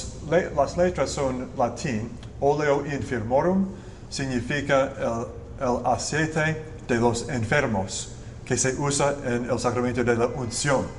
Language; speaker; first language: Spanish; non-native, learner; English